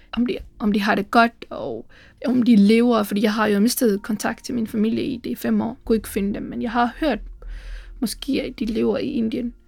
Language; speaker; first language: Danish; non-native, fluent; Tamil